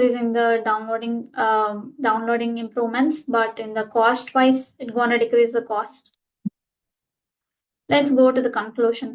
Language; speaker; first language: English; non-native, local second language; Telugu